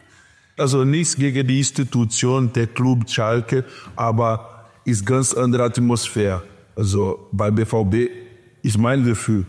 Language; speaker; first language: German; non-native, learner; Portuguese